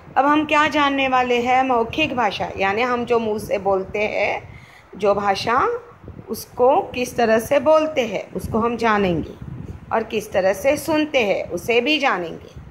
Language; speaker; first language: Hindi; native; Hindi